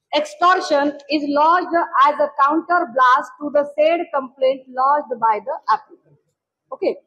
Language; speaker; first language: English; non-native, local second language; Marathi